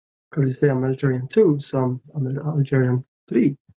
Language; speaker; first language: English; non-native, fluent; French